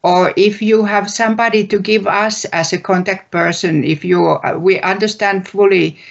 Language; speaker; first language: English; non-native, fluent; Finnish